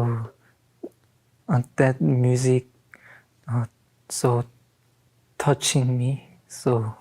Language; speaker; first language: English; non-native, learner; Korean